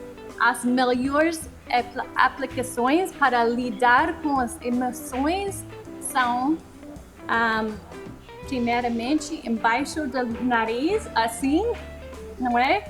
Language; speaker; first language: Portuguese; non-native, fluent; English